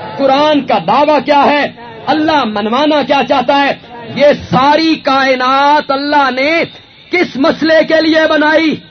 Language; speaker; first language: Urdu; non-native, local second language; Punjabi